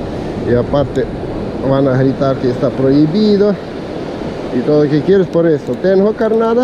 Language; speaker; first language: Spanish; non-native, fluent; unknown